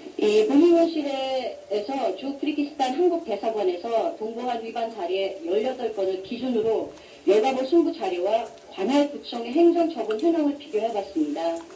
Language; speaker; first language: Korean; non-native, fluent; Filipino